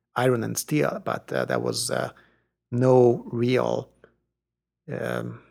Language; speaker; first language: English; non-native, fluent; Hungarian